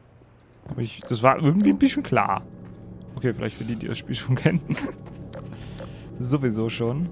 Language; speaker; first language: German; native; German